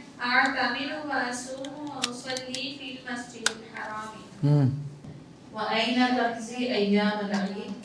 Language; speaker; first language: Arabic; non-native, learner; Urdu